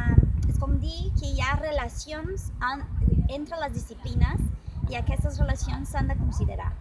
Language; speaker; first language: Catalan; non-native, fluent; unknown